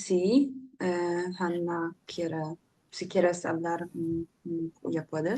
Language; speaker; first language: Spanish; non-native, learner; Polish